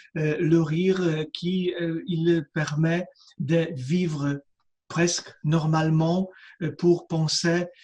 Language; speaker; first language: French; non-native, fluent; Polish